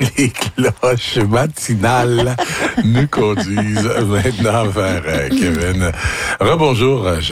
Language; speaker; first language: French; native; French